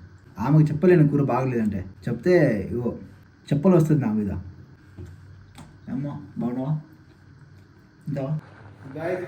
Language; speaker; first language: Telugu; non-native, learner; Hindi